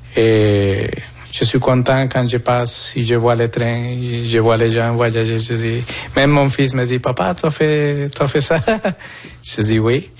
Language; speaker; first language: French; non-native, fluent; Spanish